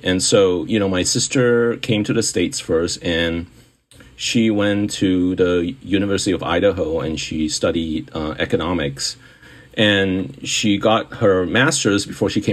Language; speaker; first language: English; non-native, local second language; Cantonese